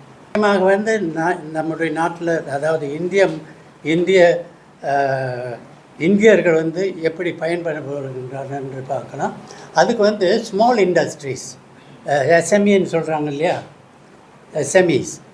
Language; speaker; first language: Tamil; native; Tamil